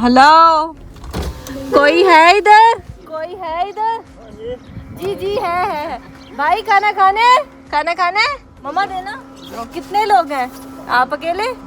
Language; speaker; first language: Urdu; non-native, local second language; Punjabi